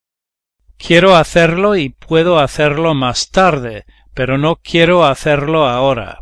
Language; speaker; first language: Spanish; non-native, learner; English